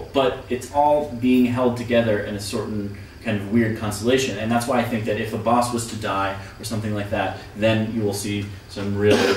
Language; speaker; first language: English; native; English